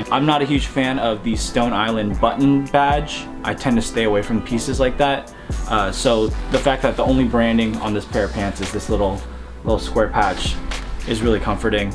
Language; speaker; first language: English; native; English